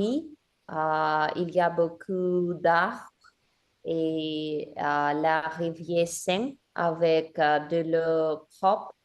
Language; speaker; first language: French; non-native, learner; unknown